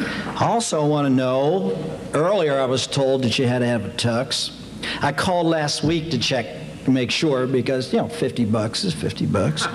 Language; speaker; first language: English; native; English